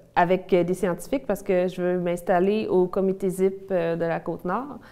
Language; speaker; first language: French; native; French